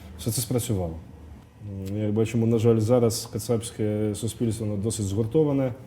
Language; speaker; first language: Ukrainian; non-native, local second language; Russian